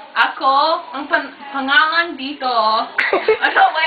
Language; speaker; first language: Filipino; non-native, learner; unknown